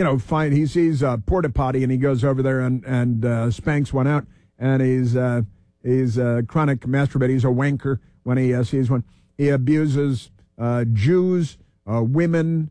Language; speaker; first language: English; native; English